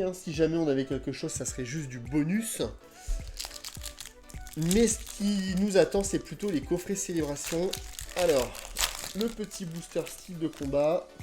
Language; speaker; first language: French; native; French